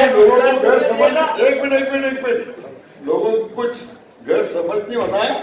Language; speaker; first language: Hindi; non-native, local second language; Marathi